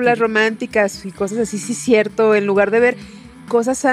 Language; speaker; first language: Spanish; native; Spanish